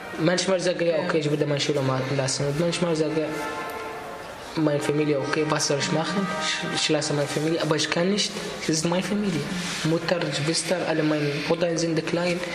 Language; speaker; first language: German; non-native, learner; Arabic